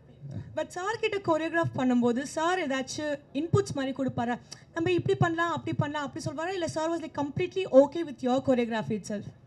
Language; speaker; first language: Tamil; native; Tamil